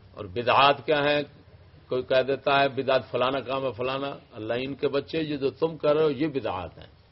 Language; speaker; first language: Urdu; non-native, local second language; Punjabi